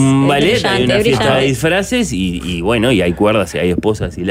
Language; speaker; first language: Spanish; native; Spanish